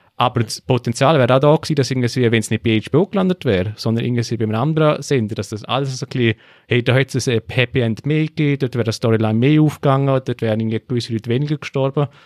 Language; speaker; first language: German; native; German